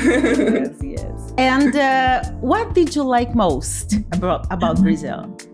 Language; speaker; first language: English; non-native, fluent; Portuguese